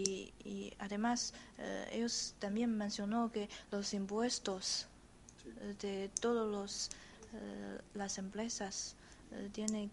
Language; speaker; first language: Spanish; non-native, fluent; Chinese